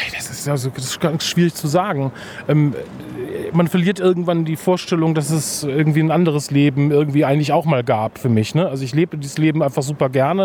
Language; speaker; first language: German; native; German